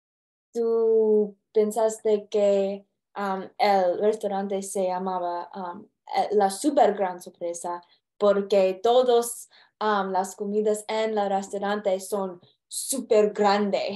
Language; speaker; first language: Spanish; non-native, learner; English